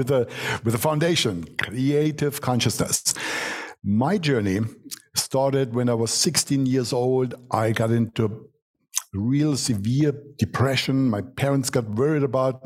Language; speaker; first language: English; non-native, fluent; German